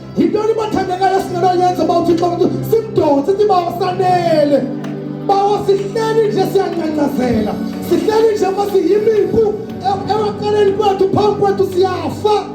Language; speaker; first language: Zulu; non-native, local second language; Xhosa